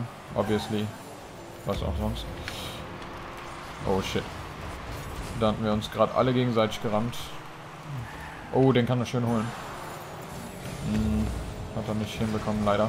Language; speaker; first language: German; native; German